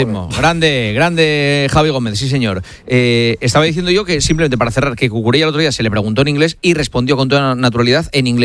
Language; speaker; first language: Spanish; native; Spanish